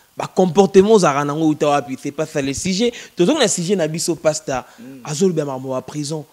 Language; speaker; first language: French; non-native, local second language; Lingala